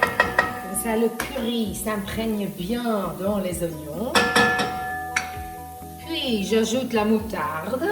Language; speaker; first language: French; non-native, fluent; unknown